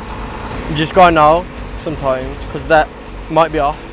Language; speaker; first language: English; native; English